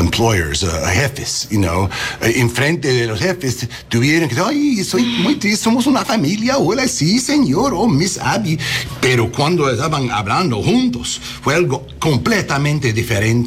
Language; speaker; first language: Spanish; early bilingual, heritage; English